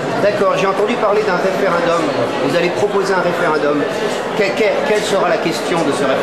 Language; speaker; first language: French; native; French